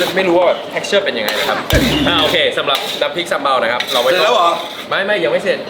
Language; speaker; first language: Thai; non-native, fluent; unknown